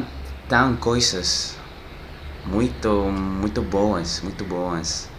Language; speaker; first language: Portuguese; non-native, learner; French